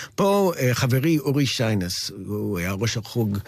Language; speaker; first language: Hebrew; non-native, fluent; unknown